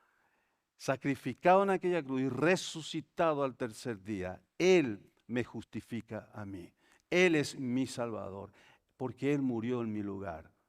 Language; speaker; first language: Spanish; native; Spanish